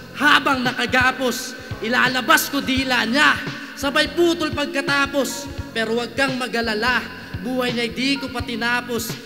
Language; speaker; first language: Filipino; non-native, local second language; Waray